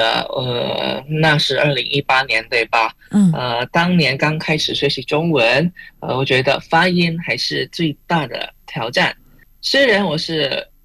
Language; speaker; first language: Chinese; non-native, fluent; Indonesian